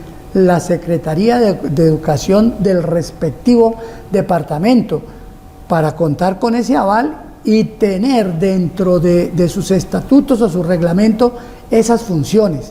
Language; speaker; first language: Spanish; native; Spanish